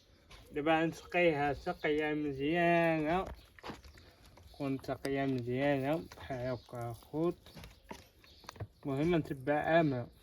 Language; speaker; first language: Arabic; native; Arabic